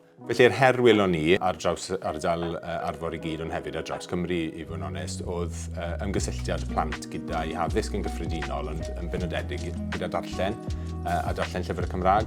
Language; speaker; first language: Welsh; native; Welsh